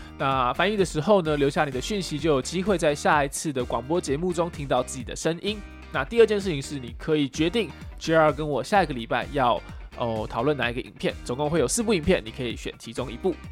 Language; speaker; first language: Chinese; early bilingual, heritage; Chinese